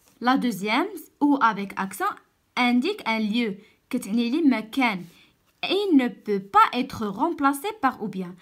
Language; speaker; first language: French; non-native, local second language; Arabic